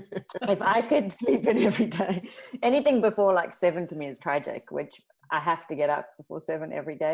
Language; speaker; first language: English; native; English